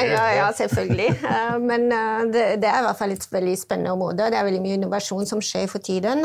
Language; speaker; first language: Norwegian; non-native, fluent; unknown